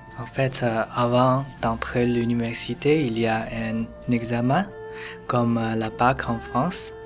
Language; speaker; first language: French; non-native, learner; Chinese